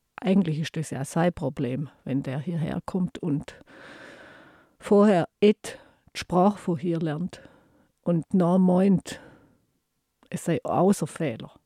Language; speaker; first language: German; native; German